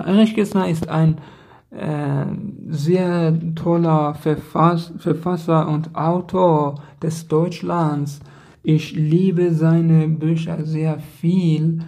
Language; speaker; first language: German; non-native, learner; Persian